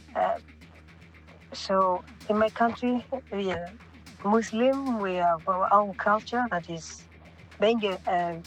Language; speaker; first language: English; non-native, local second language; Swahili